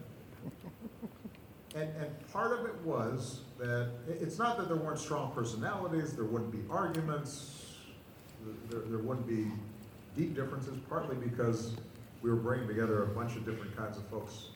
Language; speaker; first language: English; native; English